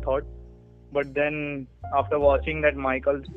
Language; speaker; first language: English; non-native, local second language; Marathi